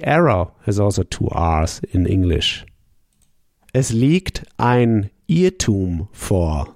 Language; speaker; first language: German; native; German